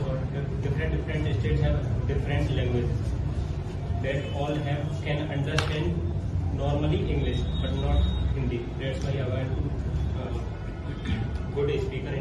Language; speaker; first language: English; non-native, learner; Hindi